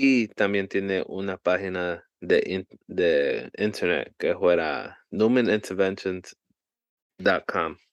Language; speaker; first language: Spanish; early bilingual, heritage; Spanish